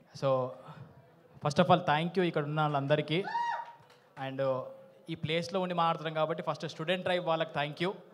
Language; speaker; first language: Telugu; native; Telugu